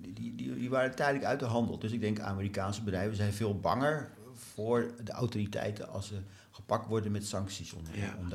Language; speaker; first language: Dutch; native; Dutch